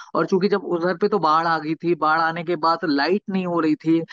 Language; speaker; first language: Hindi; native; Hindi